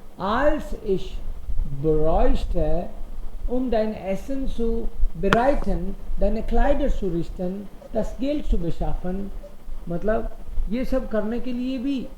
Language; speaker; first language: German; non-native, fluent; Hindi